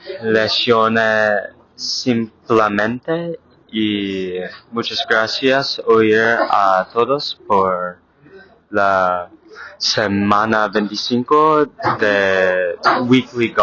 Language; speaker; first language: Spanish; non-native, learner; English